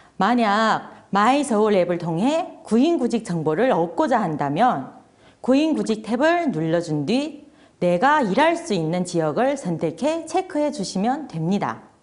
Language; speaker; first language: Korean; non-native, fluent; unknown